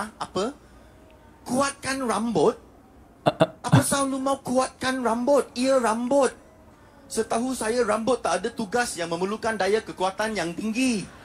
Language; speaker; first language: Malay; non-native, local second language; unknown